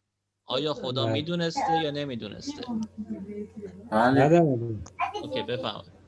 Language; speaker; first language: Persian; native; Persian